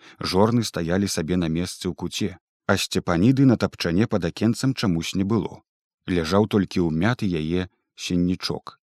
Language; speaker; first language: Belarusian; native; Belarusian